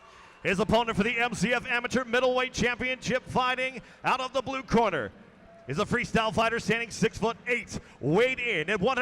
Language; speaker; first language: English; native; English